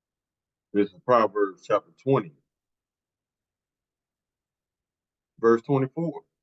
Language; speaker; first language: English; native; English